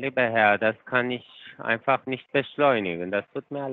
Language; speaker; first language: German; non-native, fluent; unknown